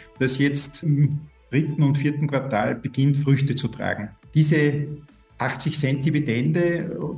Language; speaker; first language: German; native; German